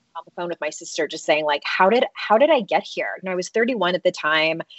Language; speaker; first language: English; native; English